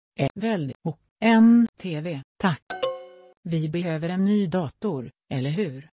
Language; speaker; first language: Swedish; non-native, learner; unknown